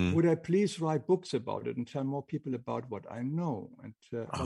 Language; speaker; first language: English; non-native, fluent; German